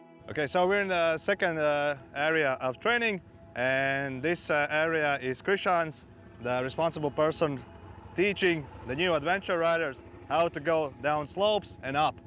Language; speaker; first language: English; non-native, fluent; Latvian